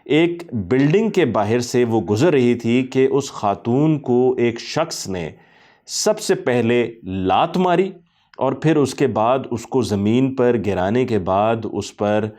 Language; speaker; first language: Urdu; native; Urdu